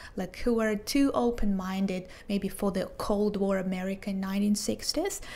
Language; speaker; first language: English; non-native, fluent; Hebrew